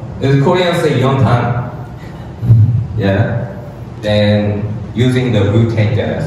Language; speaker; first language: English; non-native, learner; Korean